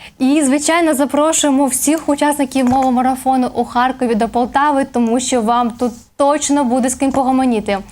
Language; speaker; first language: Ukrainian; native; Ukrainian